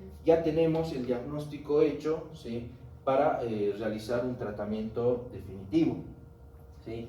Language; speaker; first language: Spanish; native; Spanish